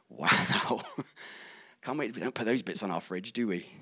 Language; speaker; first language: English; native; English